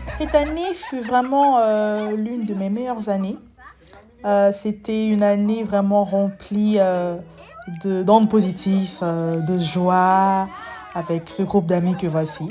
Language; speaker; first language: French; native; French